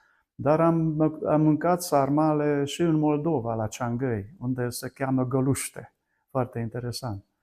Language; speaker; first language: Romanian; non-native, local second language; Hungarian